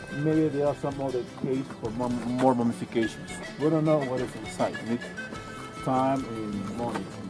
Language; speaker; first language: English; non-native, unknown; Spanish